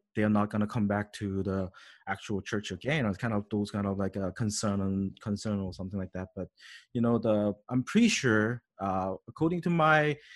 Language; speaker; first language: English; non-native, learner; Korean